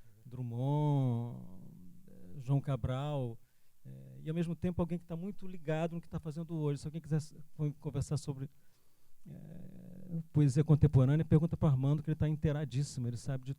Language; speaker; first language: Portuguese; native; Portuguese